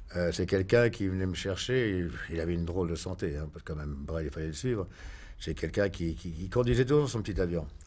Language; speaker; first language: French; native; French